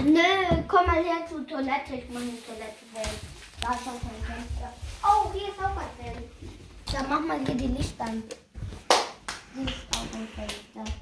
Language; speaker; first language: German; early bilingual, other home language; Urdu